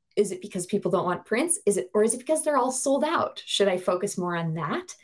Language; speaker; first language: English; native; English